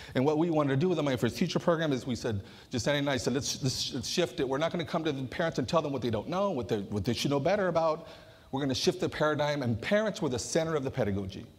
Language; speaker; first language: English; native; English